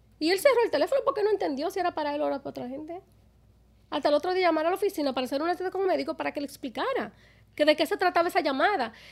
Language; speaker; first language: Spanish; early bilingual, other home language; English